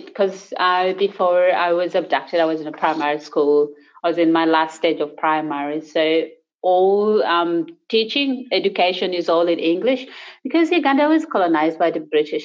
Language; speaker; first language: English; non-native, local second language; Acoli